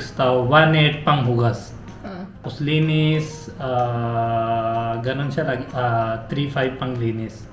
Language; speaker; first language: Filipino; non-native, learner; Hindi